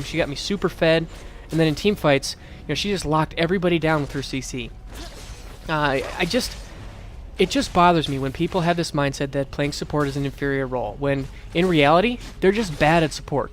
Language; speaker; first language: English; native; English